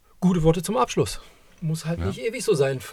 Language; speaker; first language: German; native; German